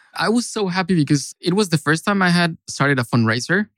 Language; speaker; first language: English; non-native, fluent; Spanish